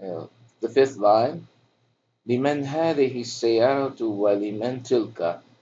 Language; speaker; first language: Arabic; non-native, fluent; English